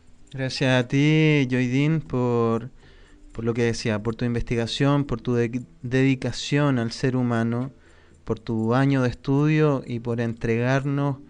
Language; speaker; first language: Spanish; native; Spanish